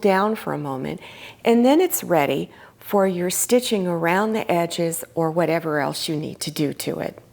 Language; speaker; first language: English; native; English